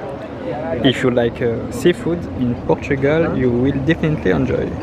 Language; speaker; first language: English; non-native, learner; French